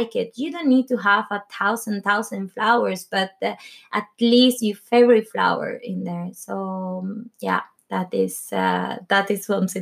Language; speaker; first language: English; non-native, learner; Spanish